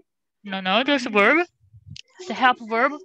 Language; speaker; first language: English; non-native, learner; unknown